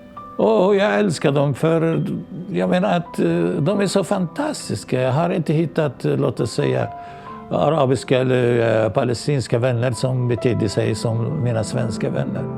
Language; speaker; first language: Swedish; non-native, local second language; Arabic